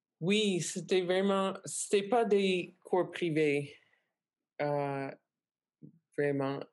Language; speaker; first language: French; non-native, fluent; English